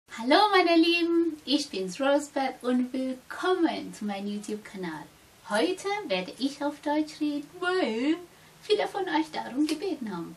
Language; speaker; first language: German; non-native, fluent; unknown